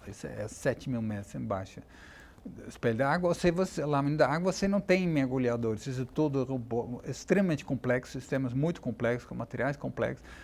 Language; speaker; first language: Portuguese; non-native, fluent; Dutch